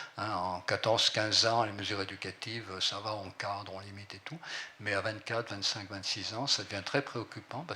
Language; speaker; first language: French; native; French